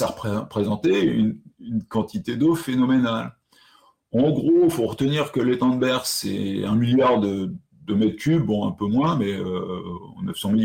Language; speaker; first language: French; native; French